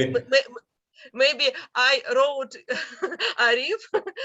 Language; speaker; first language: English; non-native, learner; Russian